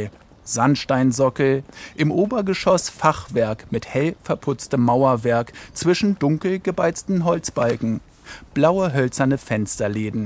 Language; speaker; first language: German; native; German